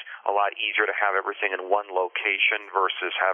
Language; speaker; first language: English; early bilingual, other home language; Spanish